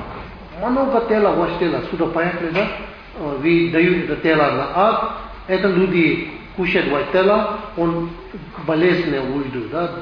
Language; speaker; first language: Russian; non-native, learner; Tibetan